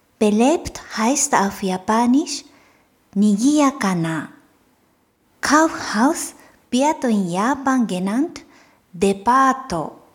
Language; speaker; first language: German; non-native, fluent; Japanese